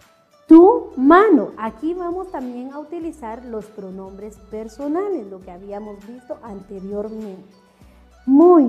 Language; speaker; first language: Spanish; non-native, local second language; Kʼicheʼ